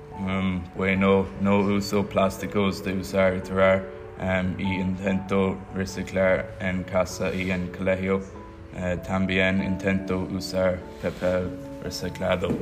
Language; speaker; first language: Spanish; non-native, learner; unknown